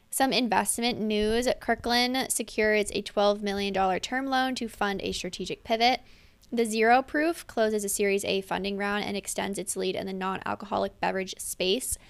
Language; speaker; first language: English; native; English